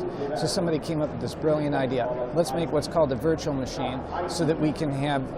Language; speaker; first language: English; native; English